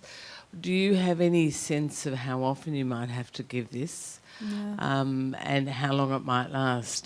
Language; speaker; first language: English; native; English